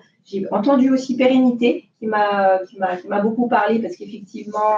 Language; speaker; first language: French; native; French